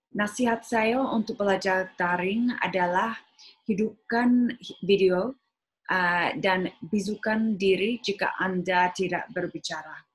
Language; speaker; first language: Indonesian; non-native, fluent; English